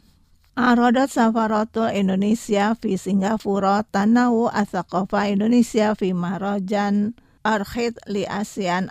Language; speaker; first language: Arabic; non-native, fluent; Indonesian